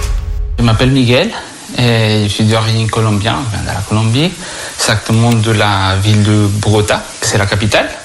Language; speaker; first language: French; non-native, fluent; Spanish